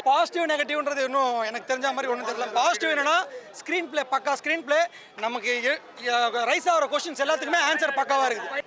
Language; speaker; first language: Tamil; native; Tamil